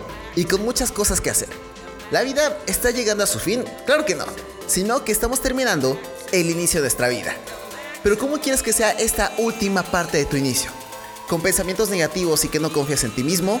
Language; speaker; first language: Spanish; native; Spanish